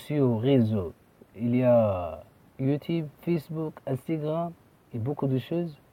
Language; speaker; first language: French; non-native, fluent; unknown